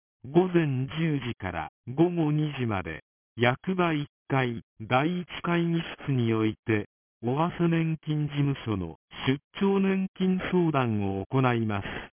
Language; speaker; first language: Japanese; native; Japanese